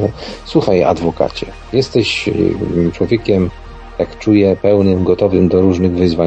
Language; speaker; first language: Polish; native; Polish